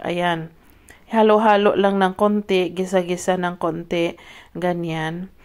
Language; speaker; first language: Filipino; non-native, local second language; Cebuano